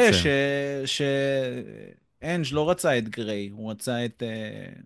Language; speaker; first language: Hebrew; native; Hebrew